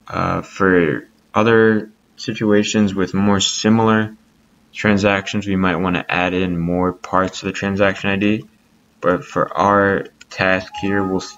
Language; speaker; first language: English; native; English